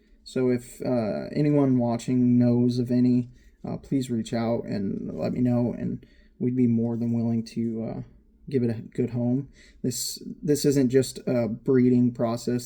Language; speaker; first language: English; native; English